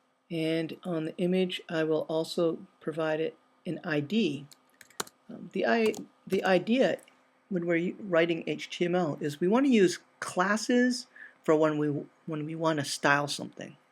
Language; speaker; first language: English; native; English